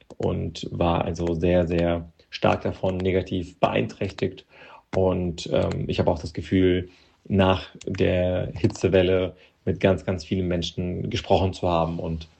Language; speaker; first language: German; non-native, fluent; Russian